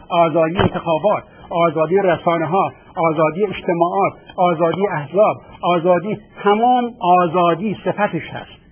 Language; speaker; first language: Persian; native; Persian